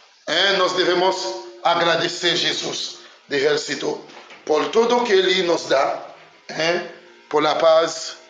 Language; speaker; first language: Portuguese; non-native, learner; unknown